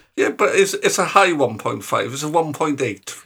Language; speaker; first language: English; native; English